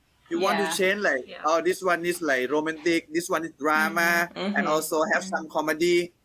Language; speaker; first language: English; non-native, learner; Thai